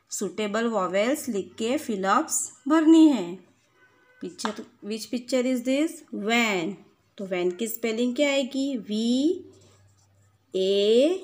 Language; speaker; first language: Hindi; non-native, local second language; Gujarati